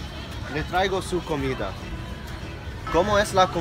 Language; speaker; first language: Spanish; non-native, learner; English